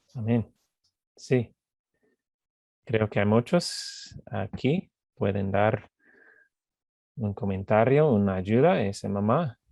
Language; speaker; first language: Spanish; non-native, fluent; English